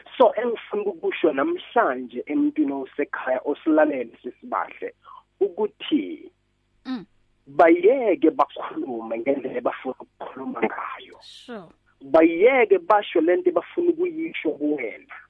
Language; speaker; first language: Zulu; non-native, local second language; Southern Sotho